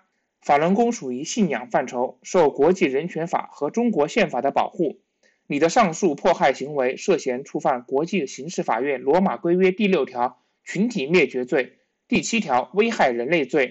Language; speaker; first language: Chinese; native; Chinese